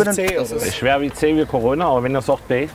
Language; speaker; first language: German; native; German